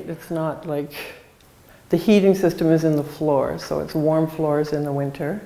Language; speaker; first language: English; native; English